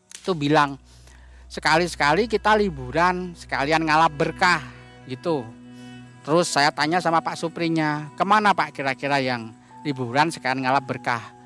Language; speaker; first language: Indonesian; native; Indonesian